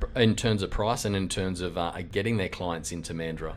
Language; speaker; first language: English; native; English